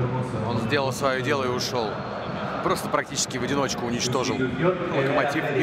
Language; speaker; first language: Russian; native; Russian